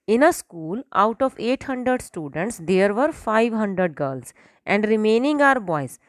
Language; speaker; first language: English; non-native, local second language; Punjabi